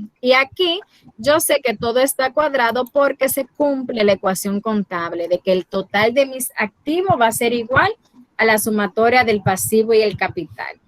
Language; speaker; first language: Spanish; native; Spanish